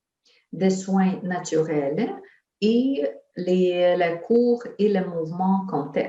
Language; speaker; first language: French; non-native, fluent; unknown